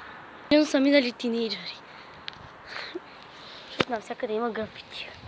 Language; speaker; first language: Bulgarian; native; Bulgarian